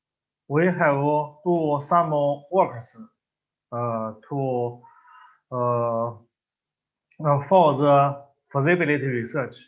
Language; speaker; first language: English; non-native, learner; Chinese